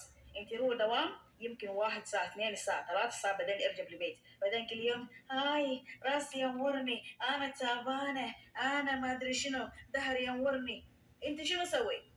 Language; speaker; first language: Arabic; non-native, learner; Amharic